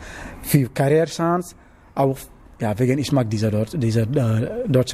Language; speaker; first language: German; non-native, learner; Wolof